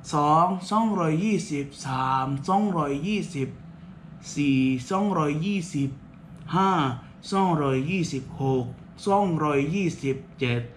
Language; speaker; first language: Thai; non-native, learner; Indonesian